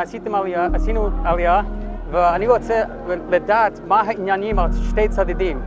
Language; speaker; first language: Hebrew; non-native, learner; English